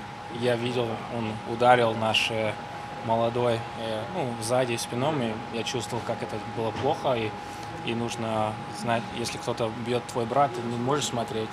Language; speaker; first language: Russian; early bilingual, heritage; English